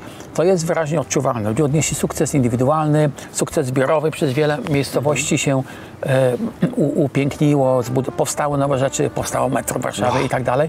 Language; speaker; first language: Polish; non-native, fluent; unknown